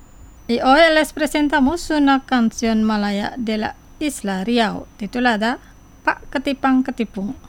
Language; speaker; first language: Spanish; non-native, fluent; Indonesian